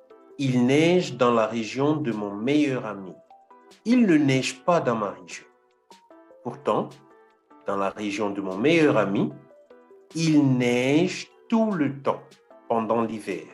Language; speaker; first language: French; non-native, fluent; Portuguese